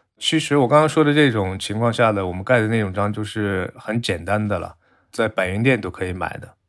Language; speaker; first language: Chinese; non-native, fluent; Japanese